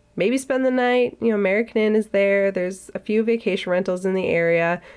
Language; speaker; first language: English; native; English